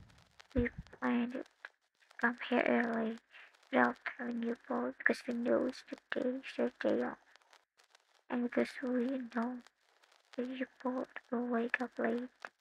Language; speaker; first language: English; non-native, learner; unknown